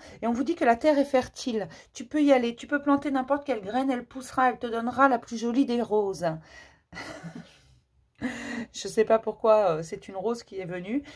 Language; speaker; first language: French; native; French